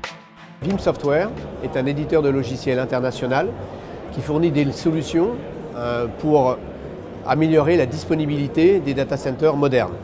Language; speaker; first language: French; native; French